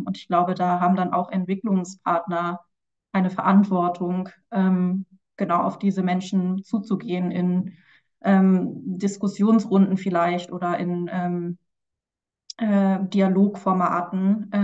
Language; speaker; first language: German; native; German